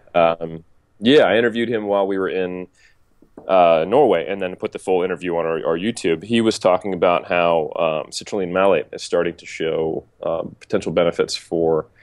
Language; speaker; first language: English; native; English